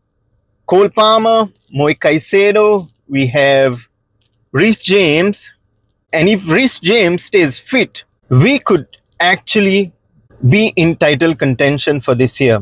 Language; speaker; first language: English; non-native, local second language; Konkani